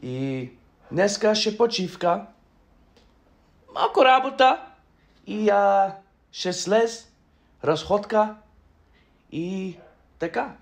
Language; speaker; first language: Bulgarian; non-native, learner; English